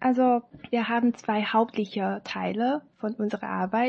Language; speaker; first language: German; non-native, learner; Chinese